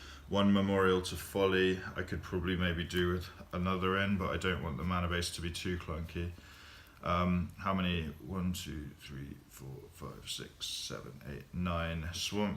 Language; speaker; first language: English; native; English